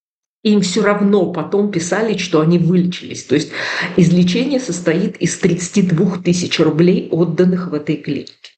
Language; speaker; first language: Russian; native; Russian